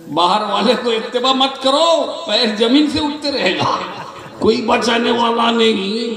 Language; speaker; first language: Hindi; non-native, local second language; Bangla